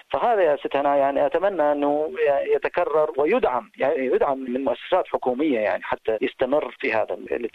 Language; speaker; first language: Arabic; native; Arabic